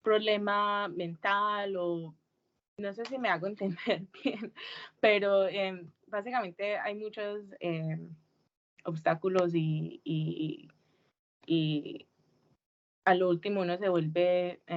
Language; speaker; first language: Spanish; early bilingual, heritage; Spanish